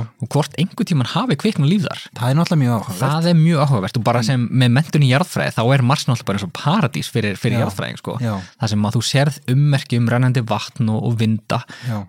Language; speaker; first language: Icelandic; native; Icelandic